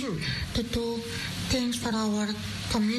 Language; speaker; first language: English; non-native, learner; Dutch